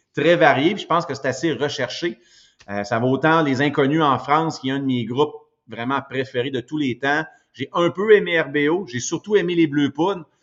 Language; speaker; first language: French; native; French